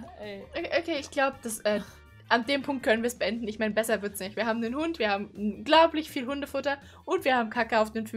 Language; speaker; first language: German; native; German